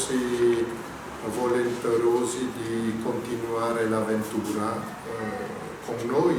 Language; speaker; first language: Italian; native; Italian